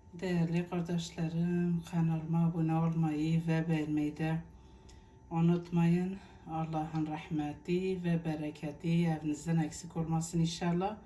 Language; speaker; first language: Turkish; native; Turkish